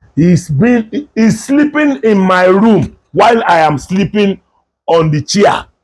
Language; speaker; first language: English; non-native, local second language; Yoruba